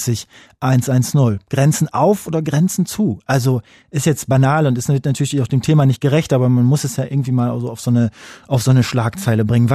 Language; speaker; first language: German; native; German